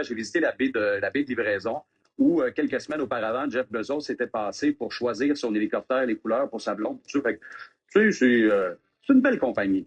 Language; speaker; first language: French; native; French